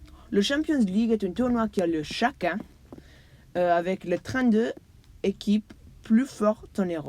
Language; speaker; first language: French; non-native, learner; English